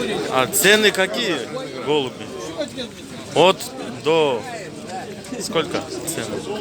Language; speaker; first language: Russian; non-native, local second language; Kyrgyz